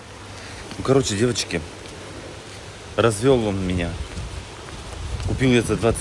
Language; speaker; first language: Russian; native; Russian